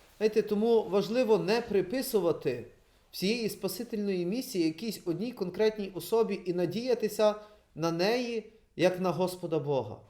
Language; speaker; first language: Ukrainian; native; Ukrainian